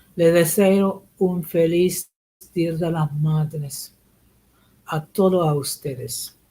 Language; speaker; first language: Spanish; early bilingual, heritage; Spanish